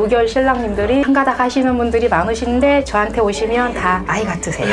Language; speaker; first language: Korean; native; Korean